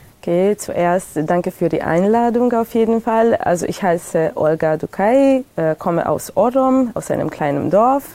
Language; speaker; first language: German; non-native, fluent; Hungarian